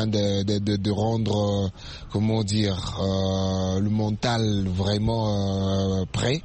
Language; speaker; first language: French; non-native, local second language; Swahili